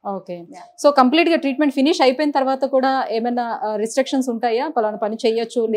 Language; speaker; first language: Telugu; native; Telugu